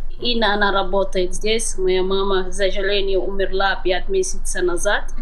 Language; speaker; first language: Russian; non-native, learner; Somali